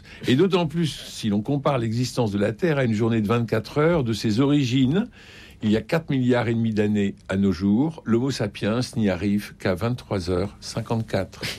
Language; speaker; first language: French; native; French